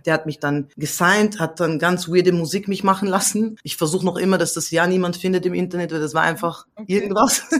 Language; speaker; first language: German; early bilingual, other home language; Central Kurdish